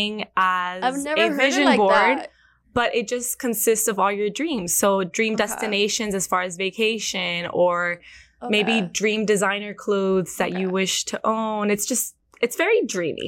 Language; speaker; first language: English; early bilingual, other home language; Spanish